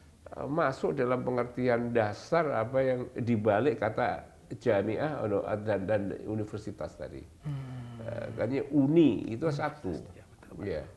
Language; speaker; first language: Indonesian; native; Indonesian